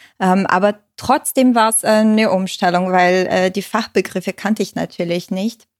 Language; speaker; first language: German; non-native, fluent; Portuguese